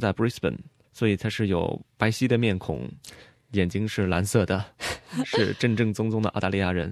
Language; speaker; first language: Chinese; native; Chinese